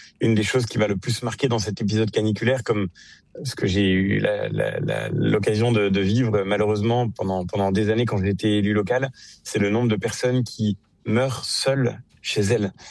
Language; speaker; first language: French; native; French